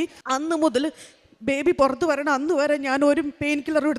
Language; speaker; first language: Malayalam; native; Malayalam